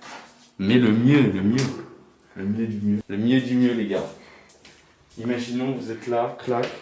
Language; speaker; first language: French; native; French